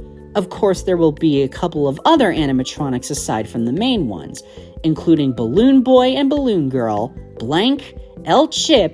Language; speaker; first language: English; native; English